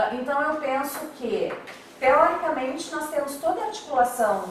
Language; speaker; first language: Portuguese; native; Portuguese